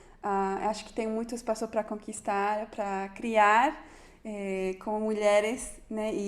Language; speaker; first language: Portuguese; non-native, fluent; Spanish